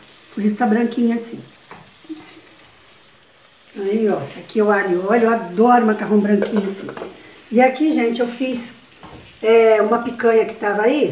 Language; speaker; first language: Portuguese; native; Portuguese